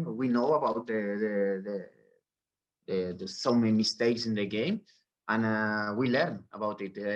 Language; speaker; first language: English; non-native, learner; Spanish